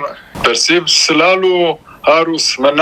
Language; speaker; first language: Indonesian; non-native, learner; Romanian